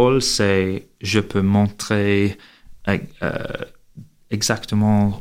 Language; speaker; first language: French; non-native, learner; English